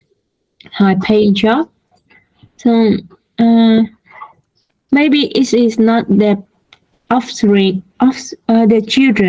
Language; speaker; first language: English; non-native, learner; Vietnamese